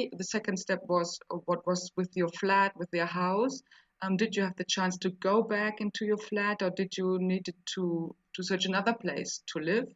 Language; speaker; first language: English; non-native, fluent; German